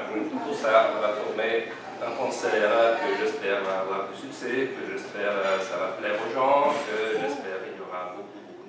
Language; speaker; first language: French; non-native, fluent; Italian